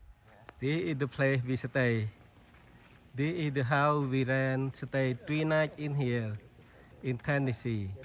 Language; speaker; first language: English; non-native, learner; Vietnamese